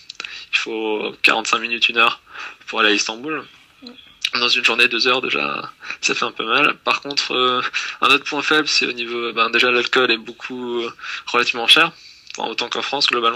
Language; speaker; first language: French; native; French